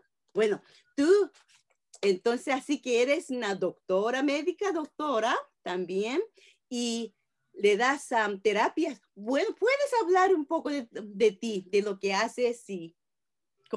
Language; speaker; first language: Spanish; non-native, fluent; Japanese